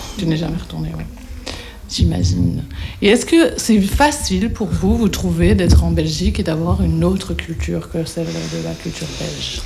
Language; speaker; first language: French; native; French